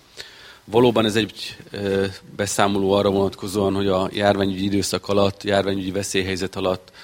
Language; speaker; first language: Hungarian; native; Hungarian